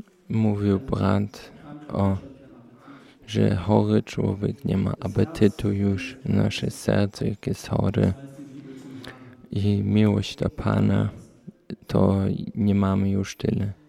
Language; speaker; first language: Polish; early bilingual, heritage; Polish